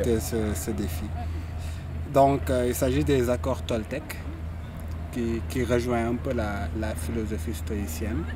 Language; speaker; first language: French; non-native, local second language; Wolof